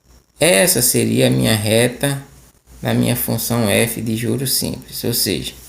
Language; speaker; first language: Portuguese; native; Portuguese